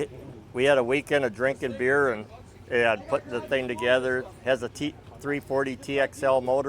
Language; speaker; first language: English; native; English